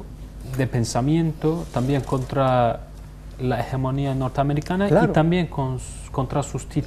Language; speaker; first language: Spanish; non-native, fluent; Turkish